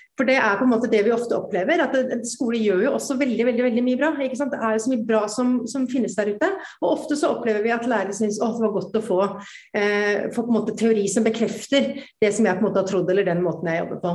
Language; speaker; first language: Norwegian; native; Norwegian